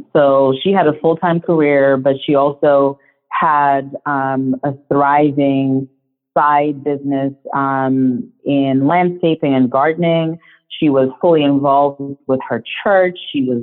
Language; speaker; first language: English; non-native, local second language; Shona